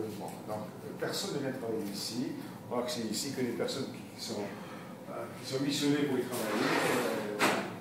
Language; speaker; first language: French; native; French